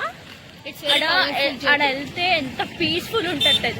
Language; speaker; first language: Telugu; non-native, local second language; Hindi